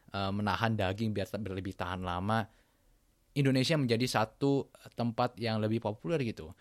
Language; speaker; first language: Indonesian; native; Indonesian